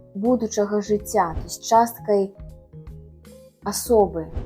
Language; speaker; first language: Belarusian; non-native, local second language; Russian